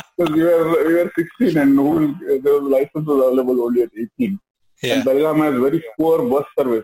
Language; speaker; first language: English; non-native, local second language; Kannada